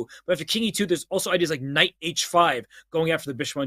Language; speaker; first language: English; native; English